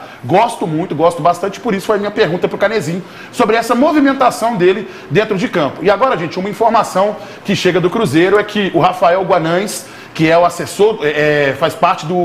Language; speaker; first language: Portuguese; native; Portuguese